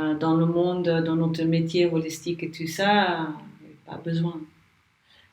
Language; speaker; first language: French; non-native, learner; English